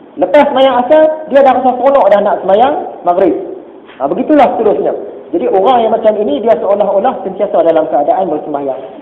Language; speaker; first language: Malay; native; Malay